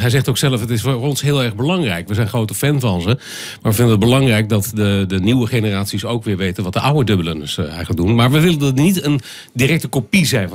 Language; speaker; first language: Dutch; native; Dutch